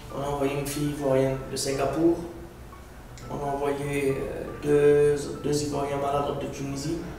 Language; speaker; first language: French; non-native, local second language; Arabic